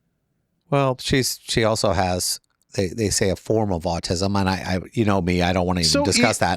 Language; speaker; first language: English; native; English